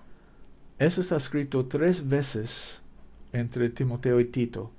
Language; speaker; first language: Spanish; non-native, learner; English